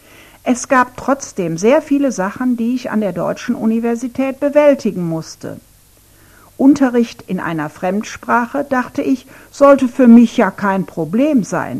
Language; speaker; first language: German; non-native, fluent; Ukrainian